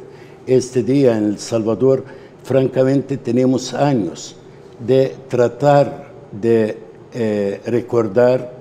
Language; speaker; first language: Spanish; non-native, fluent; Arabic